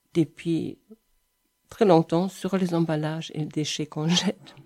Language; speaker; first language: French; non-native, fluent; German